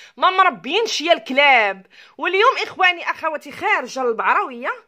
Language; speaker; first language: Arabic; native; Arabic